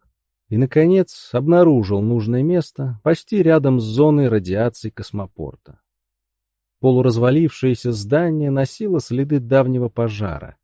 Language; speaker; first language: Russian; native; Russian